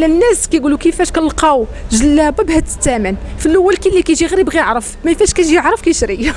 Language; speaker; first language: Arabic; native; Arabic